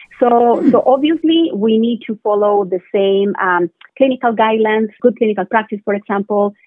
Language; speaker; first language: English; non-native, fluent; Spanish